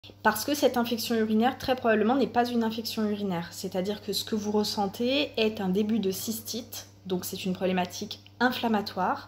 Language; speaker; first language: French; non-native, fluent; Italian